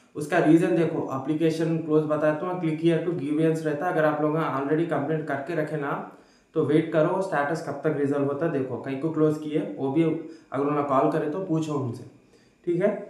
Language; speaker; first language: Hindi; non-native, local second language; Telugu